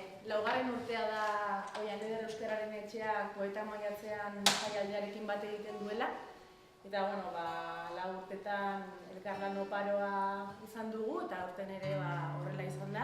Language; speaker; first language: Basque; native; Basque